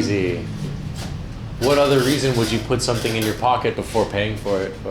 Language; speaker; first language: English; native; English